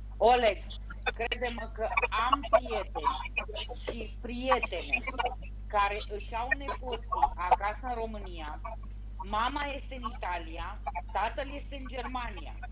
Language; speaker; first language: Romanian; native; Romanian